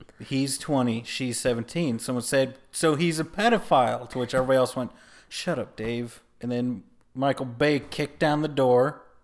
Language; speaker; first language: English; native; English